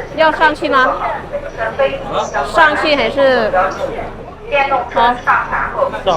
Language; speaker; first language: Chinese; non-native, fluent; Thai